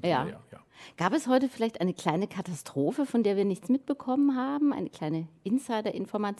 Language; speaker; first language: German; native; German